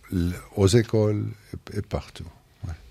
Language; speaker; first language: French; non-native, fluent; English